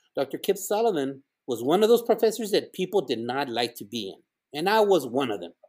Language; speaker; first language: English; early bilingual, other home language; Spanish